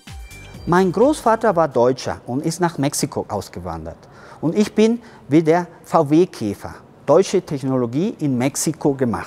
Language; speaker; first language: German; early bilingual, heritage; German